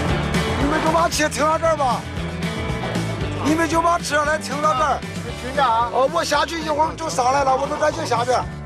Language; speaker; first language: Chinese; native; Chinese